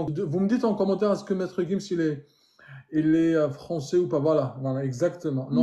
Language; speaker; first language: French; native; French